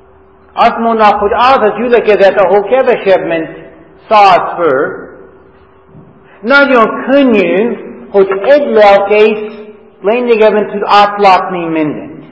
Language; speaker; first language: Hungarian; non-native, fluent; English